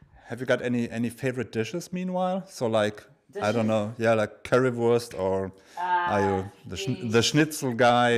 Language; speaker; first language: English; non-native, fluent; German